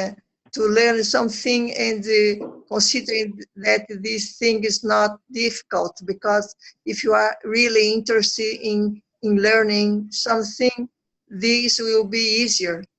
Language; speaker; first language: English; non-native, learner; Portuguese